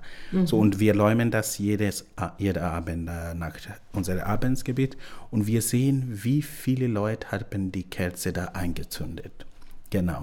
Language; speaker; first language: German; non-native, learner; Swahili